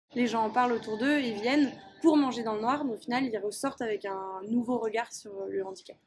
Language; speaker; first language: French; native; French